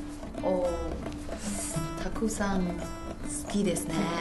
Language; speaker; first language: Japanese; non-native, learner; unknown